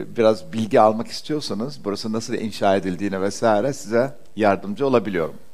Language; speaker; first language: Turkish; early bilingual, heritage; Turkish